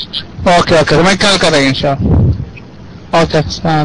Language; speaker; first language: Hindi; non-native, local second language; Malayalam